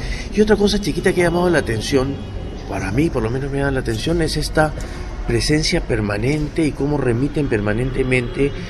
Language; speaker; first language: Spanish; native; Spanish